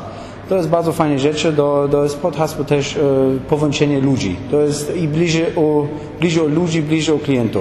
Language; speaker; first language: Polish; non-native, learner; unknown